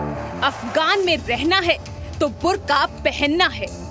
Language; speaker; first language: Hindi; native; Hindi